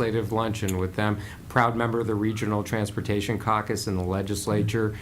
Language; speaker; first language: English; native; English